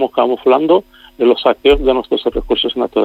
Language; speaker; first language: Spanish; non-native, local second language; Arabic